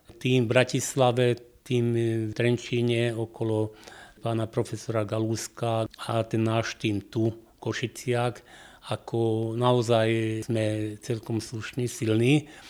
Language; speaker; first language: Slovak; non-native, local second language; Hungarian